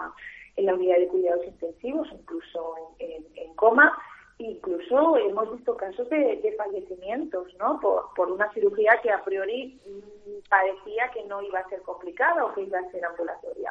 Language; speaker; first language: Spanish; native; Spanish